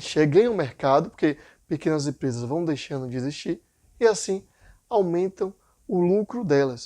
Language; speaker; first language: Portuguese; native; Portuguese